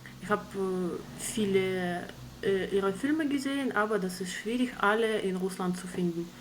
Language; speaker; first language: German; non-native, learner; Russian